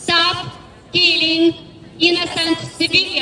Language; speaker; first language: English; non-native, fluent; Ukrainian